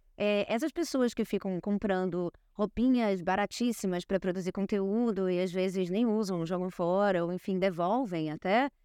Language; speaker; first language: Portuguese; native; Portuguese